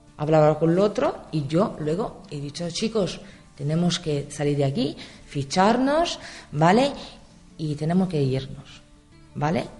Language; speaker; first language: Spanish; non-native, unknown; Italian